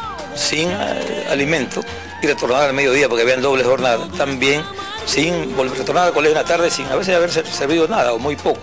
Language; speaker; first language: Spanish; native; Spanish